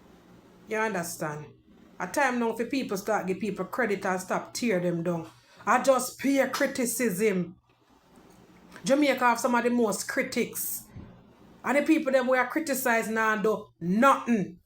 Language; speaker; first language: English; native; English